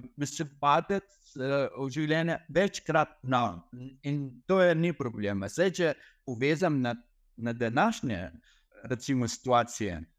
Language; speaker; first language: Slovenian; non-native, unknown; Arabic